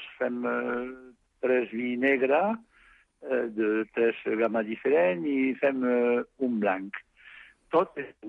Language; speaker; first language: Catalan; non-native, fluent; French